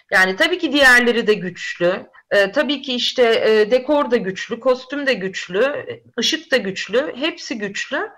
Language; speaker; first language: Turkish; native; Turkish